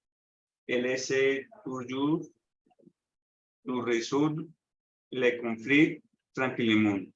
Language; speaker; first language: French; non-native, learner; Spanish